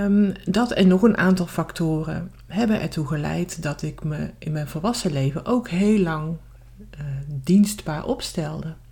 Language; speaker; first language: Dutch; native; Dutch